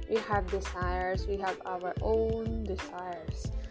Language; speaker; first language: English; non-native, local second language; Filipino